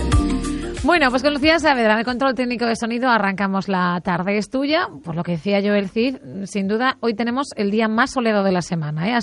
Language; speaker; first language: Spanish; native; Spanish